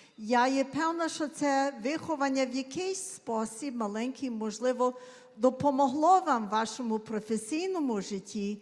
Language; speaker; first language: Ukrainian; early bilingual, heritage; Ukrainian